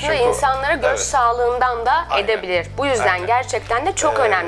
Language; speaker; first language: Turkish; native; Turkish